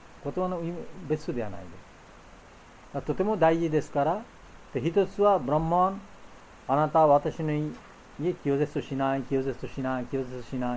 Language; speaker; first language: Japanese; non-native, fluent; Bangla